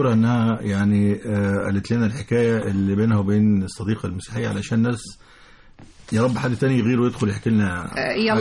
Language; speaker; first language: Arabic; native; Arabic